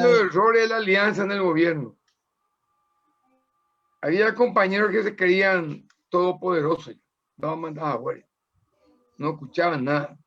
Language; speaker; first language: Spanish; native; Spanish